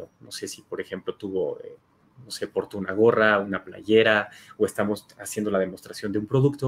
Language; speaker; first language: Spanish; native; Spanish